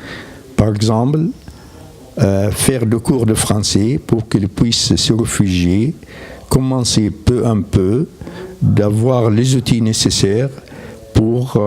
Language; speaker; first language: French; non-native, fluent; Arabic